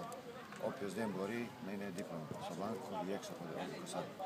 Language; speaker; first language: Greek; non-native, fluent; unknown